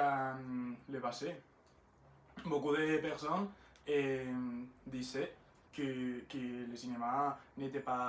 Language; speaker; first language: French; non-native, learner; Spanish